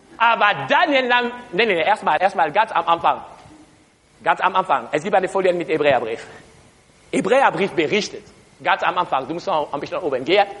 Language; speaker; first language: German; non-native, learner; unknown